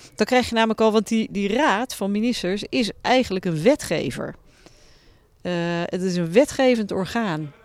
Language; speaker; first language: Dutch; native; Dutch